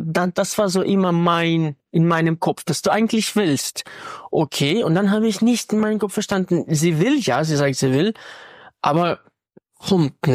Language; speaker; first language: German; non-native, fluent; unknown